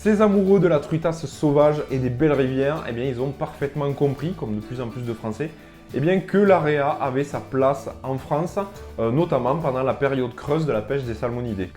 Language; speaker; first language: French; native; French